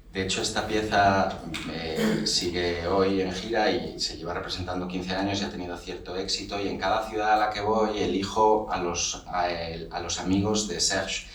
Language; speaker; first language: Spanish; native; Spanish